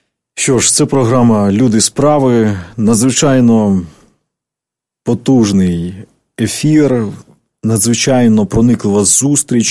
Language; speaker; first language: Ukrainian; native; Ukrainian